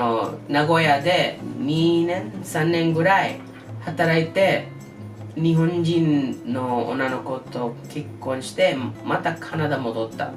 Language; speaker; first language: Japanese; non-native, learner; English